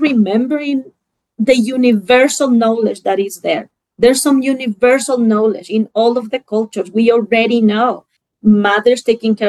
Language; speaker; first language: English; non-native, fluent; Spanish